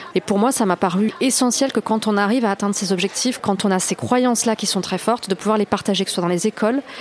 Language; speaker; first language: French; native; French